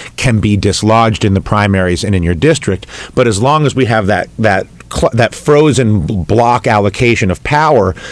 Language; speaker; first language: English; native; English